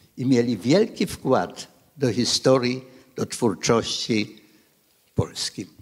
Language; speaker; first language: Polish; early bilingual, heritage; Polish